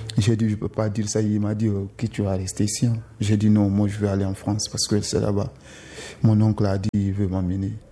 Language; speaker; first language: French; non-native, local second language; Susu